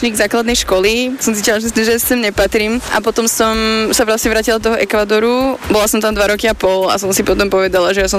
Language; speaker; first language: Slovak; non-native, fluent; Spanish